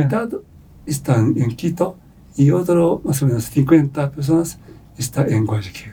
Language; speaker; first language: Spanish; non-native, fluent; Japanese